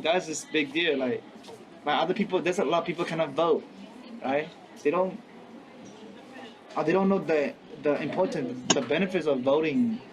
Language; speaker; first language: English; non-native, fluent; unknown